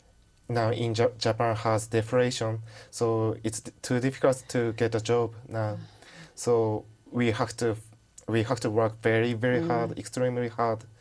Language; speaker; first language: English; non-native, learner; Japanese